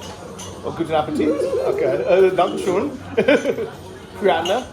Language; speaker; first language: German; non-native, learner; English